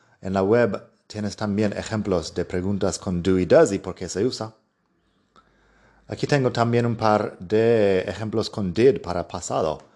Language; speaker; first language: Spanish; non-native, fluent; English